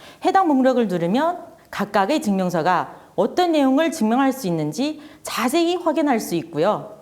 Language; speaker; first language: Korean; non-native, fluent; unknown